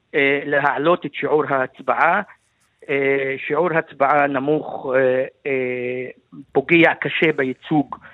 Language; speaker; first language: Hebrew; non-native, local second language; Arabic